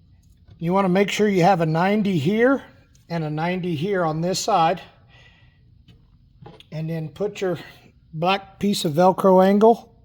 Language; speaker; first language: English; native; English